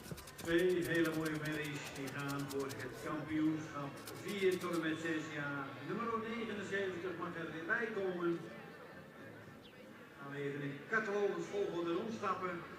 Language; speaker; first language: Dutch; native; Dutch